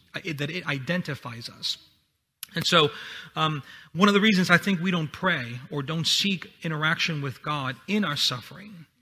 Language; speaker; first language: English; non-native, fluent; Spanish